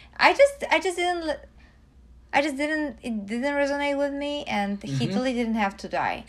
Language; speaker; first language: English; non-native, fluent; Polish